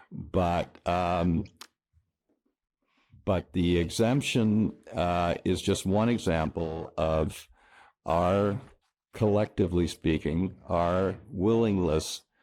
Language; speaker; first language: English; native; English